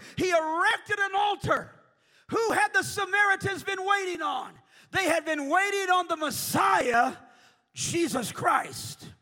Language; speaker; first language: English; early bilingual, other home language; Portuguese